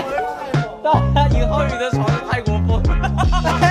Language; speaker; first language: Chinese; native; Chinese